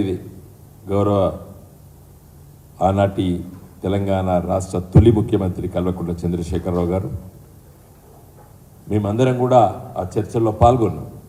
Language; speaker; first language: Telugu; native; Telugu